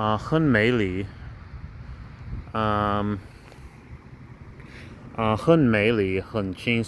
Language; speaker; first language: Chinese; non-native, learner; English